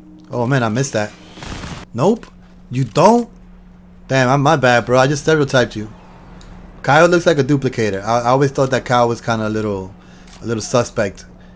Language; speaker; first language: English; early bilingual, other home language; Spanish